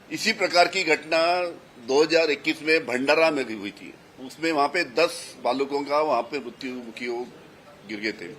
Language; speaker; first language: Hindi; non-native, local second language; Marathi